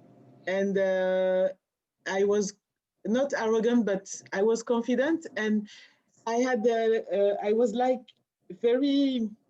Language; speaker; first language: English; non-native, learner; French